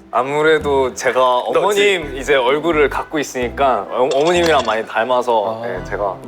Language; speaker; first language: Korean; non-native, fluent; English